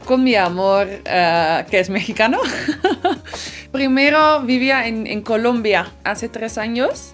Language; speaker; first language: Spanish; non-native, fluent; Dutch